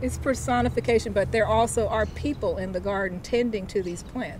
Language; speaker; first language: English; native; English